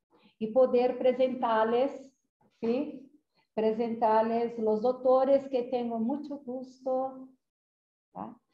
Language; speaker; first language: Spanish; non-native, fluent; Portuguese